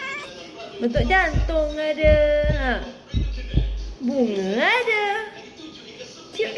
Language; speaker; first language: Malay; native; Malay